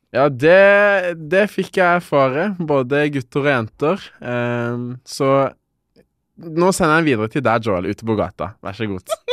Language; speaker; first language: Norwegian; early bilingual, other home language; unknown